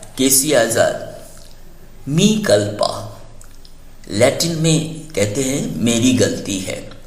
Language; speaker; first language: Hindi; native; Hindi